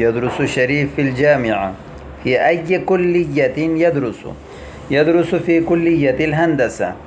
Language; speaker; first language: Arabic; non-native, fluent; Urdu